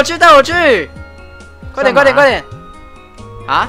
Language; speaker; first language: Chinese; native; Chinese